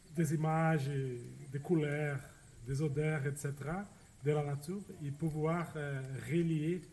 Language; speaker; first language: French; non-native, fluent; Portuguese